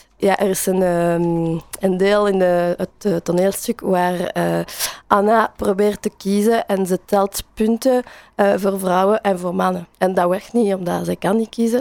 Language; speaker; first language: Dutch; non-native, learner; French